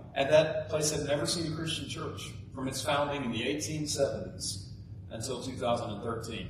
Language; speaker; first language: English; native; English